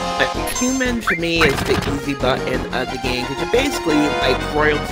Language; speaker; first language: English; native; English